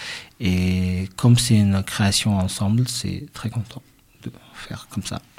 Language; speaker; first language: French; non-native, learner; Mongolian